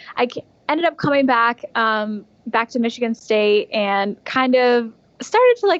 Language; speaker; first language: English; native; English